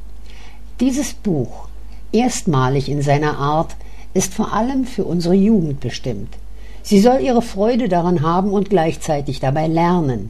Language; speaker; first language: German; native; German